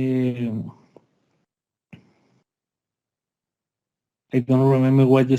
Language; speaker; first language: English; non-native, learner; Spanish